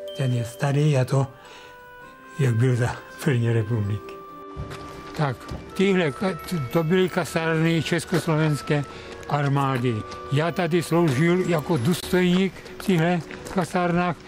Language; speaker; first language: Czech; non-native, local second language; Rusyn